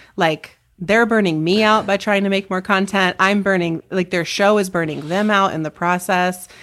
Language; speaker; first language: English; native; English